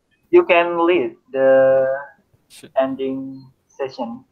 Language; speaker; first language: English; non-native, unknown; Indonesian